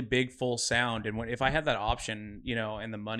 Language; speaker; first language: English; native; English